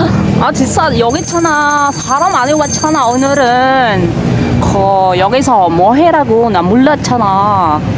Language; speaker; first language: Korean; non-native, learner; Filipino